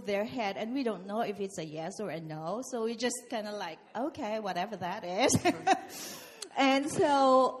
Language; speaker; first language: English; non-native, local second language; Filipino